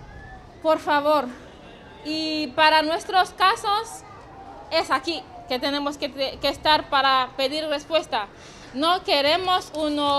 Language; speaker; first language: Spanish; non-native, learner; Haitian Creole